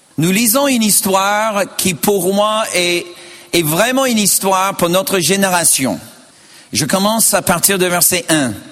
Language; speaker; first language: French; non-native, fluent; English